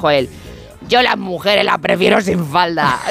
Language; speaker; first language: Spanish; native; Spanish